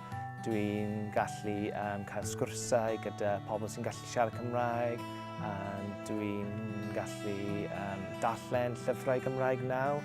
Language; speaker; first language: Welsh; non-native, local second language; English